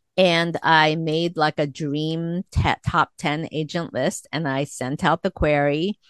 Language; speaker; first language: English; early bilingual, other home language; Korean